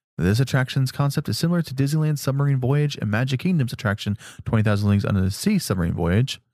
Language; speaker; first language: English; native; English